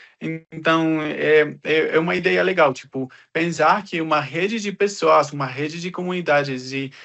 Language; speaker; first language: Portuguese; non-native, fluent; Spanish